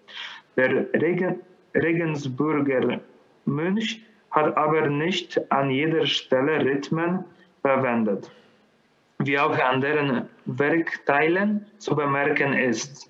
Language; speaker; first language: German; non-native, fluent; Polish